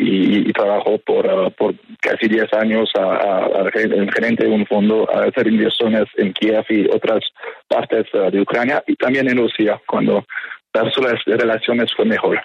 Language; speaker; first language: Spanish; non-native, fluent; French